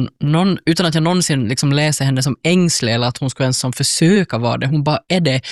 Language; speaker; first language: Swedish; native; Swedish